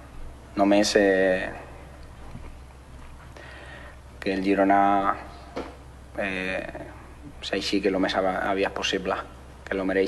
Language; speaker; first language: Catalan; non-native, fluent; Spanish